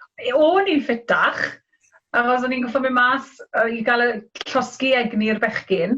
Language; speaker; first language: Welsh; native; Welsh